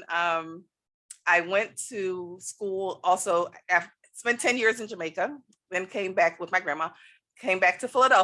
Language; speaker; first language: English; native; English